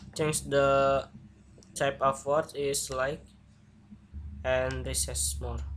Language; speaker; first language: English; non-native, learner; Indonesian